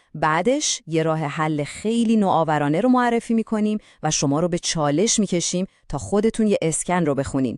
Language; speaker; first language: Persian; native; Persian